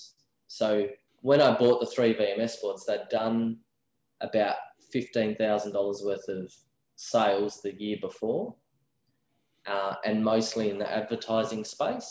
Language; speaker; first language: English; native; English